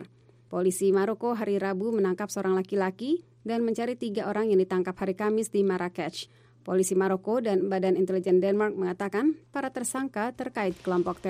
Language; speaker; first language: Indonesian; native; Indonesian